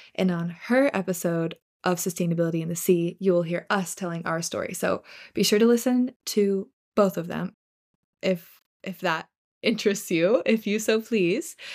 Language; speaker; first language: English; native; English